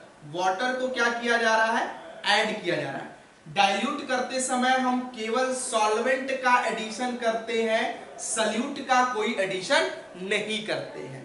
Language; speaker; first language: Hindi; native; Hindi